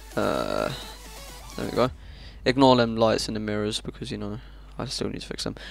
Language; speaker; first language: English; native; English